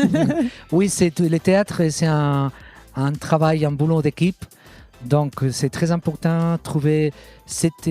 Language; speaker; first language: French; non-native, fluent; Catalan